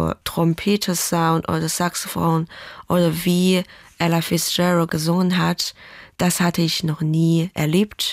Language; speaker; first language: German; non-native, learner; Chinese